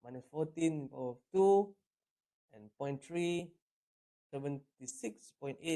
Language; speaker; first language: English; non-native, local second language; Malay